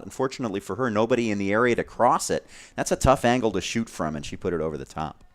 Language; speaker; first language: English; native; English